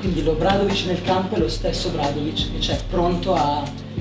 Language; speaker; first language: Italian; native; Italian